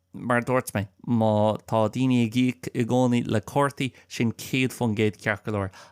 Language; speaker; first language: Irish; non-native, local second language; English